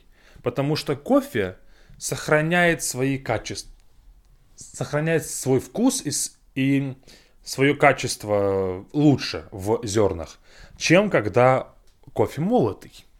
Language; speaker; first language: Russian; non-native, fluent; English